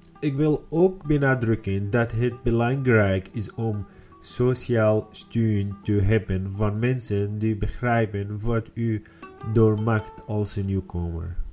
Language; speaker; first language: Dutch; non-native, learner; Arabic